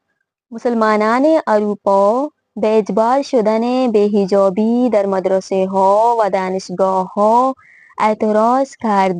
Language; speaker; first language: Persian; non-native, fluent; Urdu